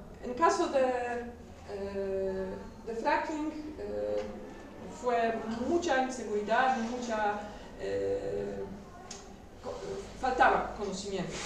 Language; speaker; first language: Spanish; non-native, learner; Polish